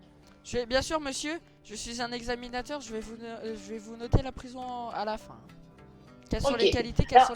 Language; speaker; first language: French; native; French